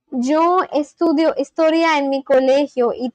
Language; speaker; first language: Spanish; non-native, learner; English